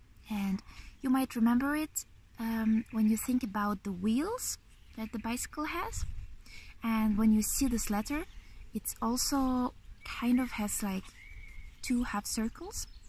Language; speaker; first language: English; non-native, fluent; Ukrainian